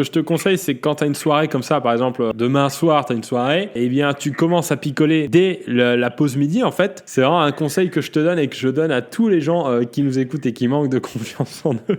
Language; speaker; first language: French; native; French